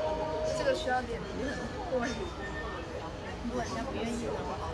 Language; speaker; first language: Chinese; non-native, local second language; Cantonese